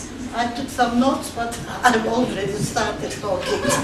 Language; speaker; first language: English; non-native, fluent; Turkish